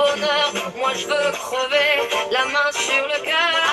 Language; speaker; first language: French; non-native, learner; Spanish